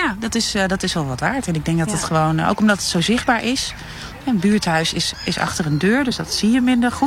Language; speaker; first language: Dutch; native; Dutch